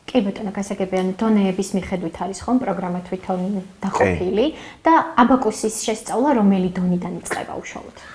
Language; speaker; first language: Georgian; native; Georgian